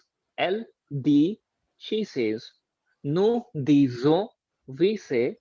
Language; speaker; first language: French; non-native, learner; Hindi